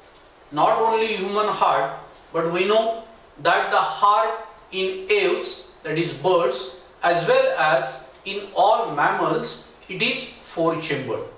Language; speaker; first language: English; non-native, local second language; Marathi